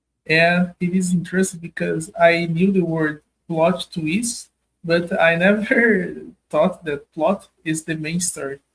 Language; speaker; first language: English; non-native, learner; Portuguese